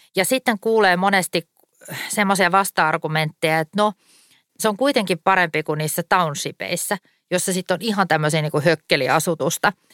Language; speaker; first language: Finnish; native; Finnish